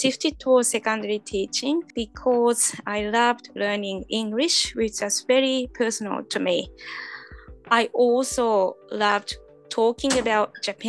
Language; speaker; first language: English; non-native, fluent; Japanese